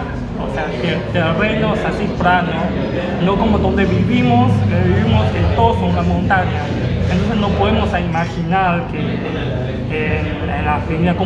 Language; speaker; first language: Spanish; non-native, learner; Chinese